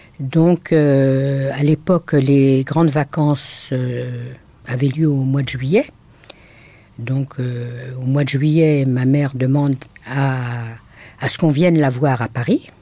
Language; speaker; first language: French; native; French